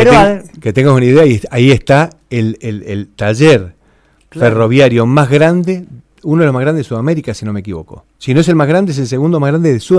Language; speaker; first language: Spanish; native; Spanish